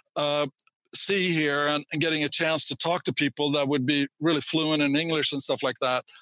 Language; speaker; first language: English; non-native, fluent; Swedish